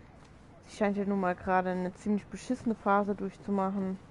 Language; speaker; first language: German; native; German